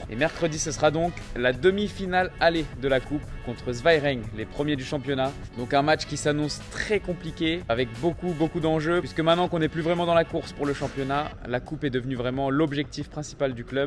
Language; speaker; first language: French; native; French